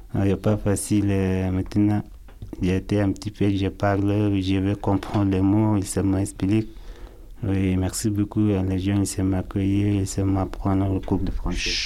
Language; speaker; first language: French; non-native, learner; Arabic